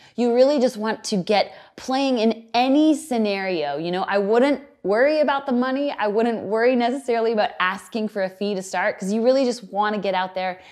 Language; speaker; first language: English; native; English